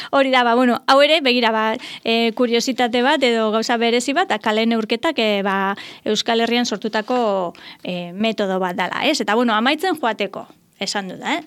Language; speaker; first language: Basque; native; Basque